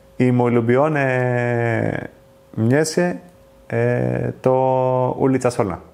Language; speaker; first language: Polish; non-native, learner; Greek